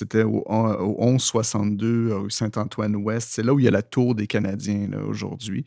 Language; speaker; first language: French; native; French